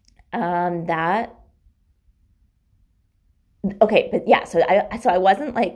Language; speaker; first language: English; native; English